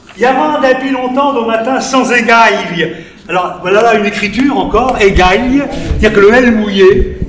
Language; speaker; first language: French; native; French